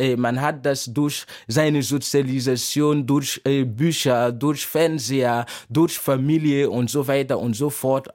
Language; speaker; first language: German; non-native, fluent; Mossi